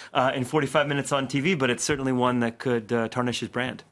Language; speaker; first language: English; native; English